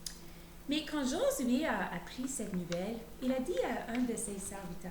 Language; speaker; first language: French; native; French